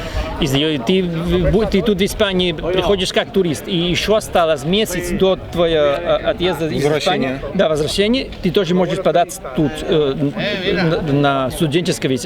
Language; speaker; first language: Russian; non-native, fluent; Spanish